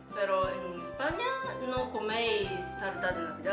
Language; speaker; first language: Spanish; non-native, learner; Japanese